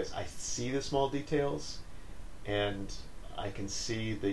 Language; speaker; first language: English; native; English